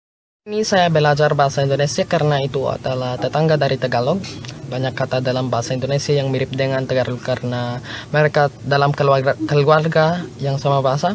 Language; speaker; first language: Indonesian; non-native, learner; Filipino